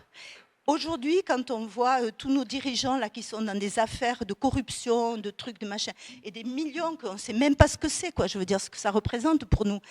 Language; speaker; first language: French; native; French